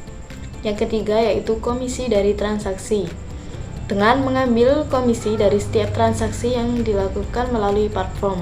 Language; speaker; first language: Indonesian; native; Indonesian